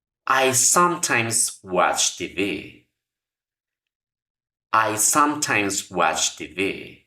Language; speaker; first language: English; non-native, fluent; Spanish